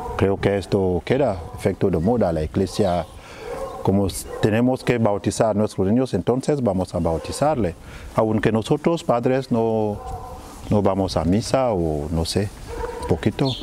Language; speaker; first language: Spanish; non-native, fluent; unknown